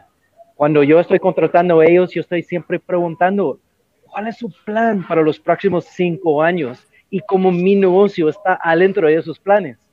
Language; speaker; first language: Spanish; non-native, learner; English